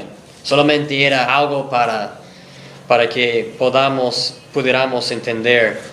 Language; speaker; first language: Spanish; non-native, fluent; English